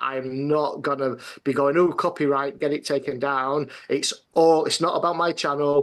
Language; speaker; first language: English; native; English